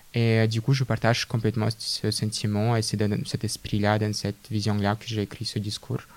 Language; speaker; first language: French; non-native, fluent; Russian